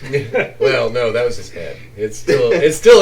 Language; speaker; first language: English; native; English